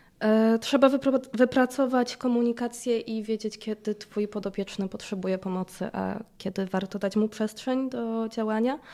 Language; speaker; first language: Polish; native; Polish